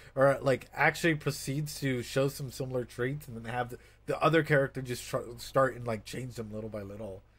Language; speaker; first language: English; early bilingual, other home language; Spanish